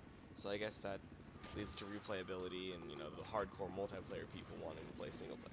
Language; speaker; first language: English; native; English